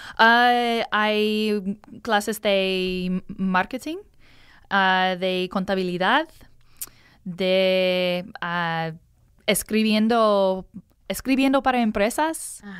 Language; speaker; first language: Spanish; non-native, learner; English